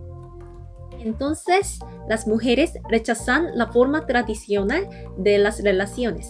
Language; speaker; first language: Spanish; non-native, fluent; Korean